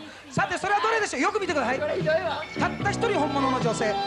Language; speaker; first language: Japanese; native; Japanese